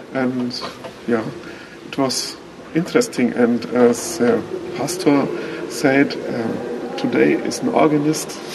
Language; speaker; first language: English; non-native, fluent; German